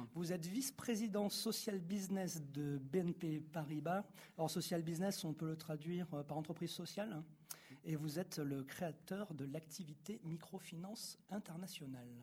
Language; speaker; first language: French; native; French